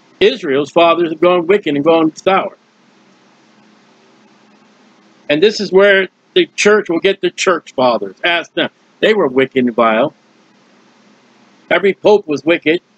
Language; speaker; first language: English; native; English